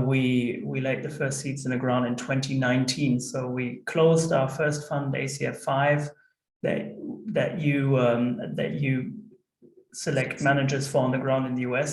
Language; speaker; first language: English; non-native, fluent; German